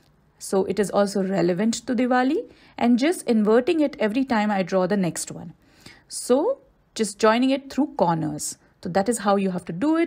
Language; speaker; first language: English; non-native, local second language; Hindi